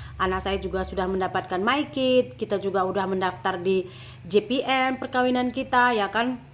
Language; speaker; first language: Indonesian; native; Indonesian